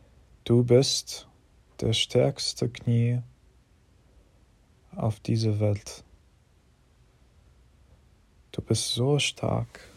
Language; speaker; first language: German; non-native, fluent; English